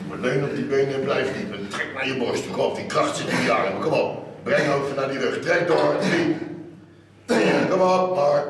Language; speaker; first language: Dutch; native; Dutch